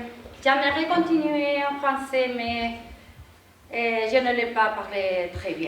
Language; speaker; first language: French; non-native, learner; Spanish